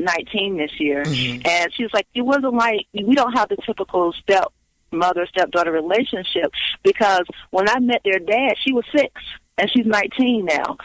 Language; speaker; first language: English; native; English